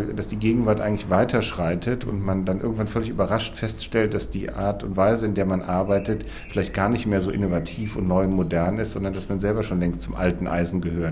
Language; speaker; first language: German; native; German